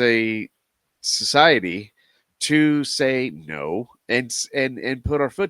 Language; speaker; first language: English; native; English